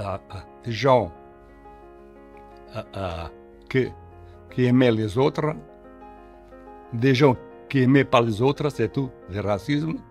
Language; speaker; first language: French; non-native, learner; Portuguese